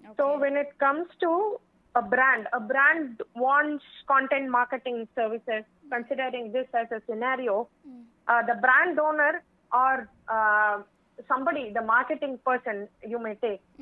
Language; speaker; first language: English; non-native, local second language; Tamil